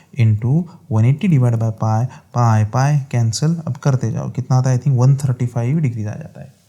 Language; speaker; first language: Hindi; non-native, local second language; Marathi